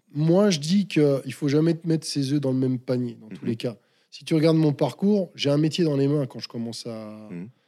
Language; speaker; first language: French; native; French